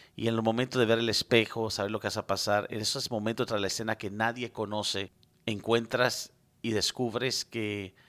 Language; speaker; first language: Spanish; early bilingual, heritage; Spanish